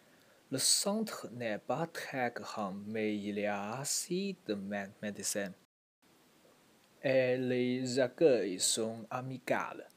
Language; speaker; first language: French; non-native, learner; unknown